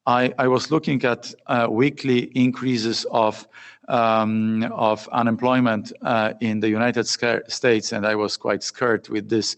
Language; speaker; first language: English; non-native, fluent; Polish